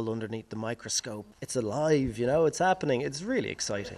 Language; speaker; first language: English; native; English